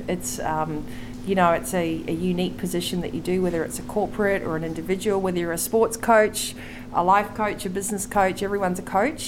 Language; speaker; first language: English; native; English